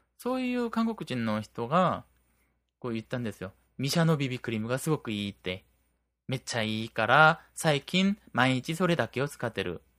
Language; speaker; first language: Japanese; non-native, fluent; Korean